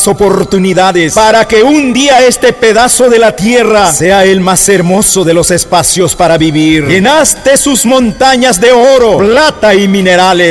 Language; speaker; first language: Spanish; native; Spanish